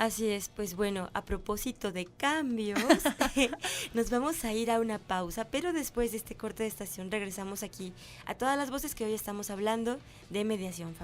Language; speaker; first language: Spanish; native; Spanish